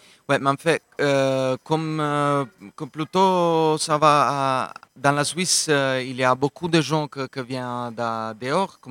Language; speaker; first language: French; non-native, local second language; Italian